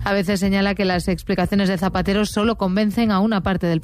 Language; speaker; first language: Spanish; native; Spanish